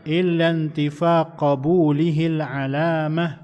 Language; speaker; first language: Arabic; non-native, fluent; Indonesian